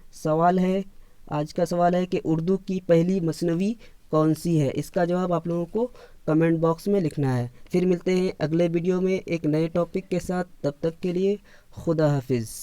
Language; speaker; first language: Urdu; native; Urdu